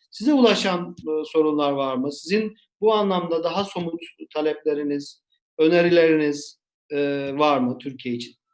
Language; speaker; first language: Turkish; native; Turkish